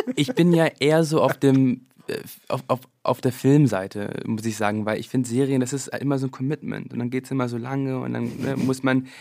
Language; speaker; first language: German; early bilingual, other home language; English